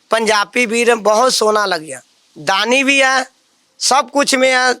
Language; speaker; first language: Hindi; non-native, local second language; Punjabi